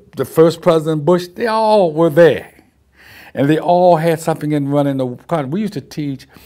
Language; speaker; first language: English; native; English